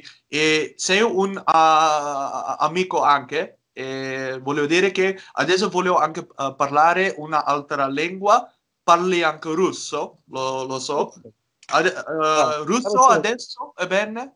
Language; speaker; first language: Italian; non-native, learner; Dutch